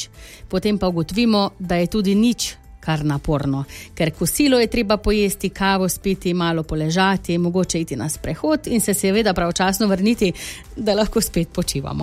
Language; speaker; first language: Slovenian; native; Slovenian